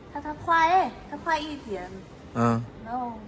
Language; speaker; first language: Chinese; non-native, learner; Vietnamese